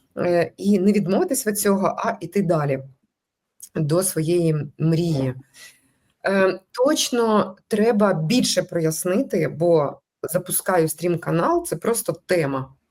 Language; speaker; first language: Ukrainian; non-native, local second language; Russian